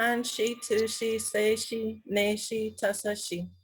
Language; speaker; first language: Korean; non-native, learner; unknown